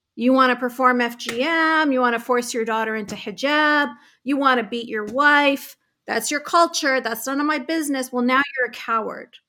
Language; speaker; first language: English; native; English